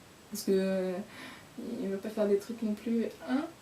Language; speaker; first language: French; native; French